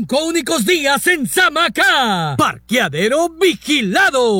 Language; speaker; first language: Spanish; native; Spanish